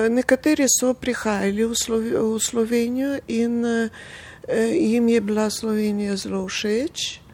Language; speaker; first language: Slovenian; non-native, fluent; Russian